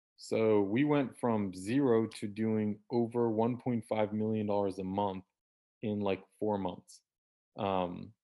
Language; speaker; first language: English; native; English